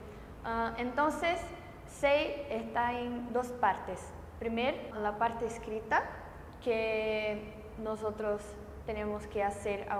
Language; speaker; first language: Spanish; non-native, fluent; Portuguese